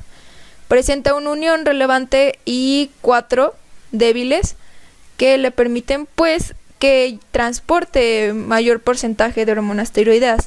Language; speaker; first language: Spanish; native; Spanish